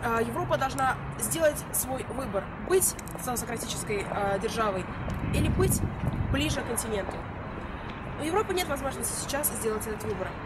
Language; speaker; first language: Russian; native; Russian